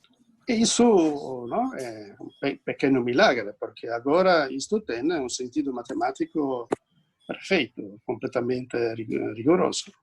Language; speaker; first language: Portuguese; non-native, fluent; Italian